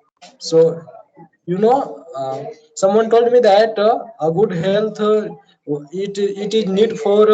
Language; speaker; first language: English; non-native, learner; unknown